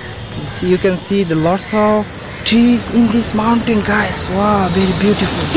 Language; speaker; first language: English; non-native, learner; Bangla